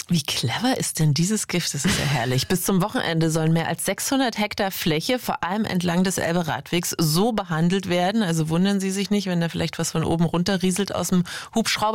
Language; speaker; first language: German; native; German